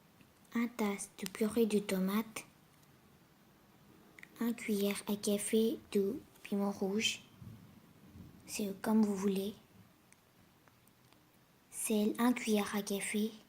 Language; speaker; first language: French; non-native, learner; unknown